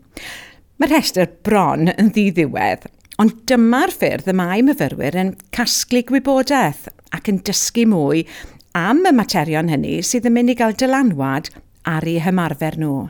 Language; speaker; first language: Welsh; native; Welsh